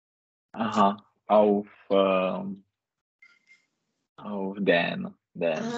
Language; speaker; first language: German; non-native, learner; Czech